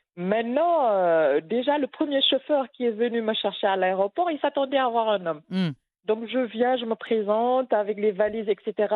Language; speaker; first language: French; non-native, local second language; Wolof